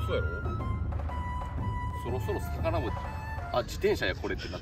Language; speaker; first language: Japanese; native; Japanese